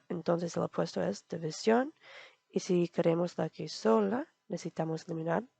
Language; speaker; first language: Spanish; non-native, learner; English